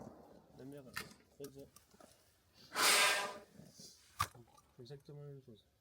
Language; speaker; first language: French; native; French